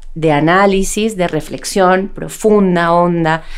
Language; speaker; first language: Spanish; native; Spanish